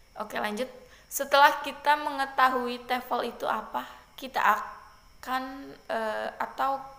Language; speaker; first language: Indonesian; non-native, local second language; Javanese